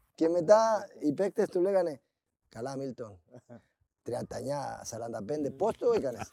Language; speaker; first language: Greek; non-native, fluent; Spanish